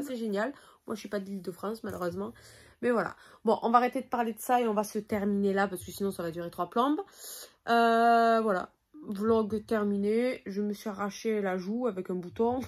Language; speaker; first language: French; native; French